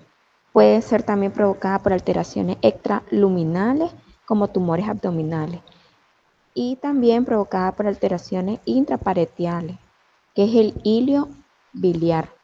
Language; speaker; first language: Spanish; native; Spanish